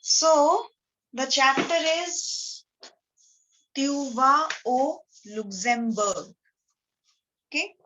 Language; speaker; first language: French; non-native, fluent; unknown